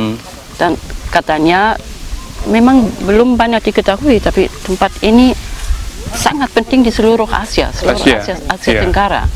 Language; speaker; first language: Indonesian; non-native, fluent; German